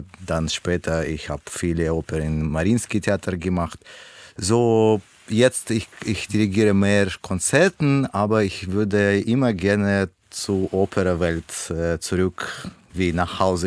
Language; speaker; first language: German; non-native, learner; Russian